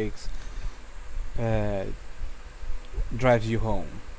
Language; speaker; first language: English; non-native, fluent; Spanish